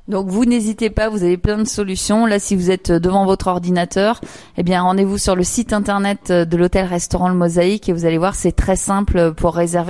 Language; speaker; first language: French; native; French